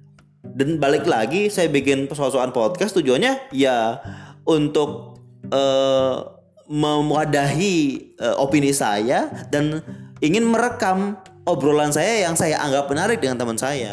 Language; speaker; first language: Indonesian; native; Indonesian